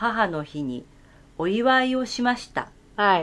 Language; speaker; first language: Japanese; non-native, fluent; Indonesian